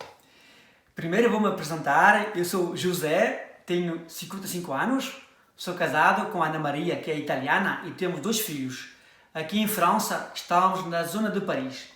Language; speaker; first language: Portuguese; early bilingual, heritage; French